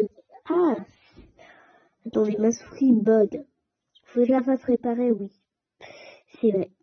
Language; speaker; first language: French; native; French